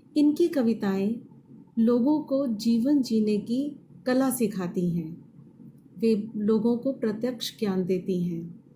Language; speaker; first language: Hindi; native; Hindi